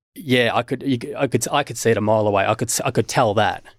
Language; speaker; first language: English; native; English